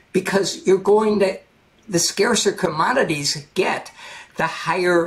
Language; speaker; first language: English; native; English